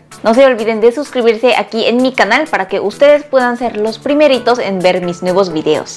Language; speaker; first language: Spanish; early bilingual, other home language; Korean